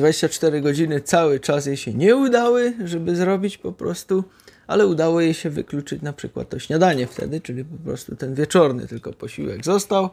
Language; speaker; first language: Polish; native; Polish